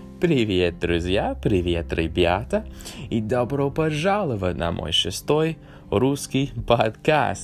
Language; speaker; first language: Russian; non-native, learner; English